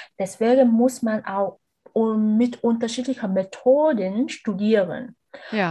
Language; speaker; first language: German; non-native, learner; Vietnamese